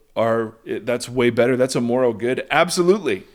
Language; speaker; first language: English; native; English